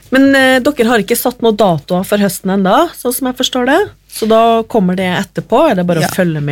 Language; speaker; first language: Norwegian; native; Norwegian